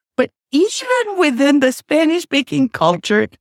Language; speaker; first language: English; non-native, fluent; Spanish